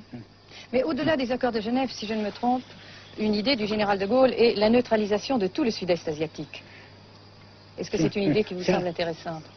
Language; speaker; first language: French; native; French